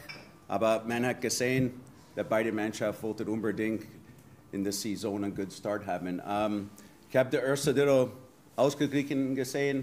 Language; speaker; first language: German; non-native, fluent; English